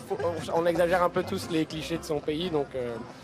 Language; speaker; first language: French; native; French